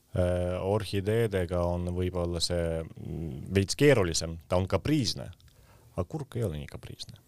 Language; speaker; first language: Estonian; non-native, local second language; Russian